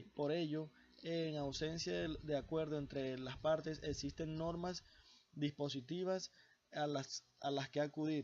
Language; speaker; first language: Spanish; native; Spanish